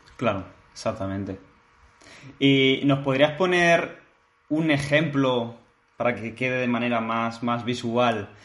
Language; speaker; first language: Spanish; native; Spanish